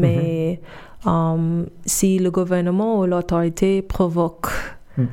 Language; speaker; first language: French; non-native, fluent; English